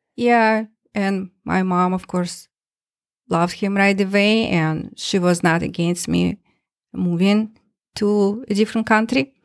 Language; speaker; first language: English; non-native, learner; Russian